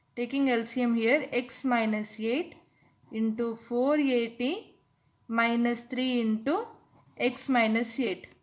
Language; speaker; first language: English; non-native, local second language; Telugu